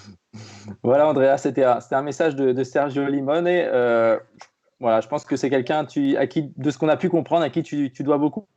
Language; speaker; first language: French; native; French